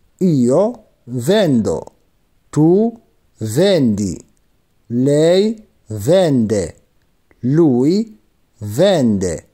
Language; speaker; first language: Italian; non-native, fluent; Arabic